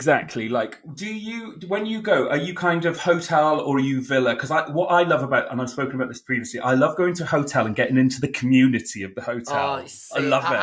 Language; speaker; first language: English; native; English